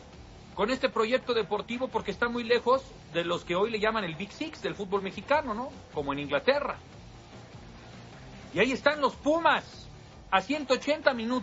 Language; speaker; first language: Spanish; native; Spanish